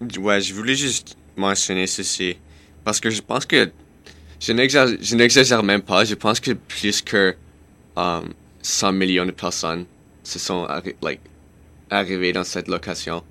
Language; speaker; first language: French; non-native, local second language; English